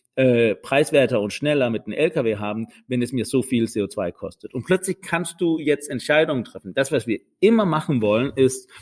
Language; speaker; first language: German; non-native, fluent; Danish